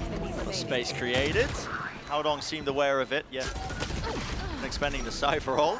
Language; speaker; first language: English; native; English